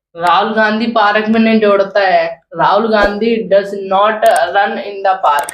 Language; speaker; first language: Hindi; native; Hindi